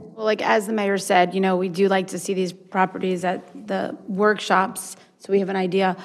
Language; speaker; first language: English; native; English